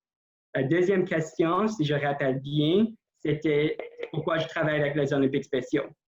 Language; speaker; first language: French; non-native, local second language; English